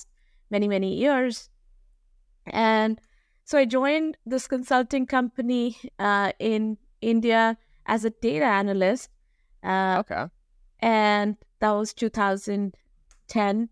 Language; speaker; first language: English; non-native, local second language; Hindi